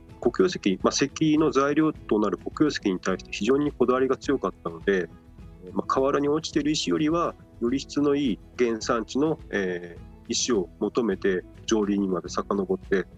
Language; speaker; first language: Japanese; native; Japanese